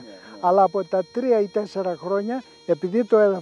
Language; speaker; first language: Greek; native; Greek